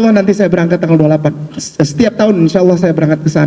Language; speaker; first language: Indonesian; native; Indonesian